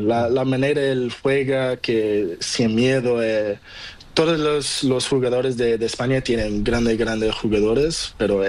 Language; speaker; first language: Spanish; non-native, learner; Portuguese